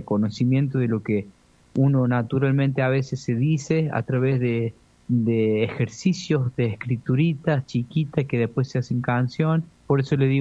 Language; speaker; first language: Spanish; native; Spanish